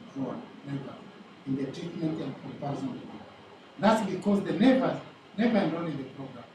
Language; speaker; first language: English; non-native, local second language; Swahili